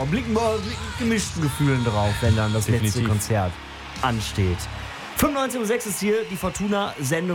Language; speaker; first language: German; native; German